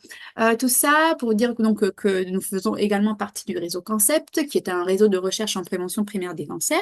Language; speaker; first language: French; native; French